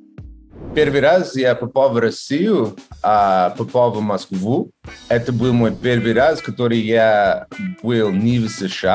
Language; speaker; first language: Russian; non-native, learner; English